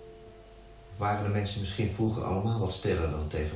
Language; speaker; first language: Dutch; native; Dutch